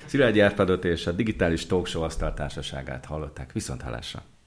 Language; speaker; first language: Hungarian; native; Hungarian